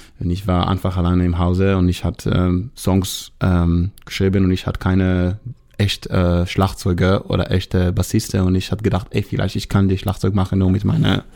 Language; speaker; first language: German; non-native, learner; Hebrew